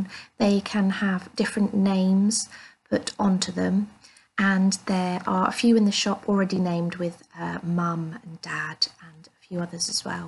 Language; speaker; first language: English; native; English